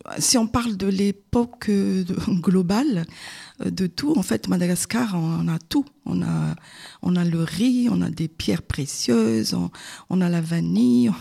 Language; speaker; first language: French; non-native, local second language; Malagasy